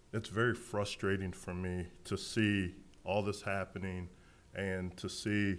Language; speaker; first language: English; native; English